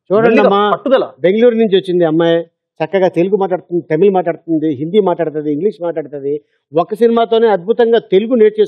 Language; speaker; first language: Telugu; native; Telugu